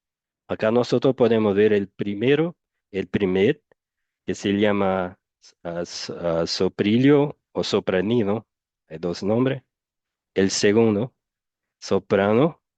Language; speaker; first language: Spanish; non-native, fluent; Portuguese